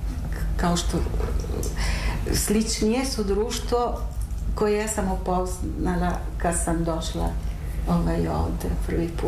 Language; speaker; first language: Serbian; non-native, fluent; Italian